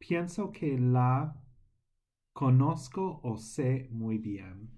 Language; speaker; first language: Spanish; non-native, fluent; English